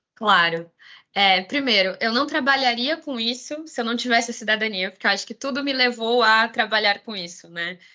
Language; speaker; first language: Portuguese; native; Portuguese